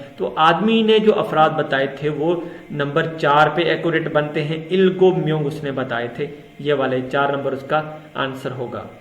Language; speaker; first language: Urdu; non-native, local second language; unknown